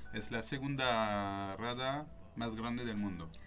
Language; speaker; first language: Spanish; non-native, fluent; French